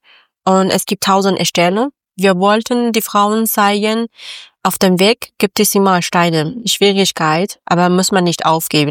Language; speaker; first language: German; non-native, learner; Persian